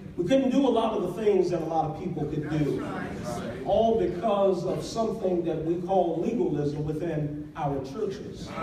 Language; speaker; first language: English; native; English